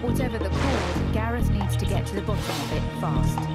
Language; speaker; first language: English; native; English